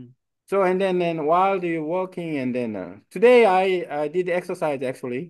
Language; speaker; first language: English; non-native, learner; Korean